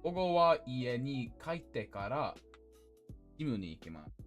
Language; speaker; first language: Japanese; non-native, learner; English